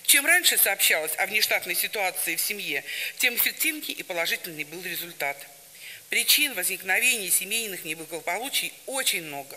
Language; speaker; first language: Russian; native; Russian